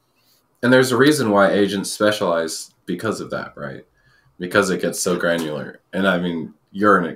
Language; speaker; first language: English; native; English